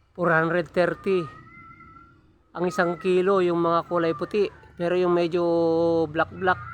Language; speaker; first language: Filipino; non-native, local second language; Iloko